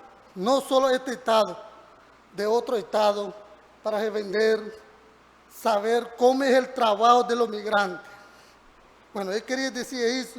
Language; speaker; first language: Portuguese; non-native, learner; Spanish